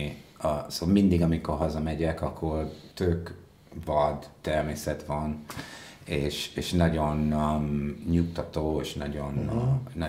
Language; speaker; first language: Hungarian; non-native, fluent; English